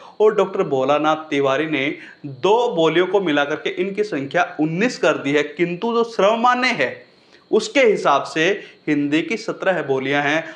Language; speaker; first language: Hindi; native; Hindi